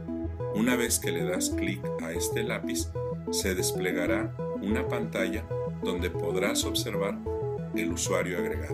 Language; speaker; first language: Spanish; native; Spanish